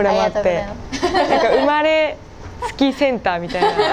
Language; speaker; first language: Japanese; native; Japanese